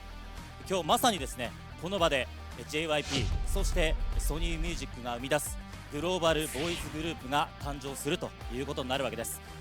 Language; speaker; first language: Japanese; native; Japanese